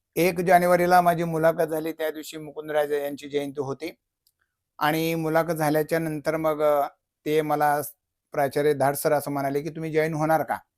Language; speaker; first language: Marathi; native; Marathi